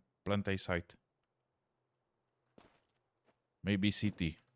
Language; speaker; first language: English; non-native, learner; Czech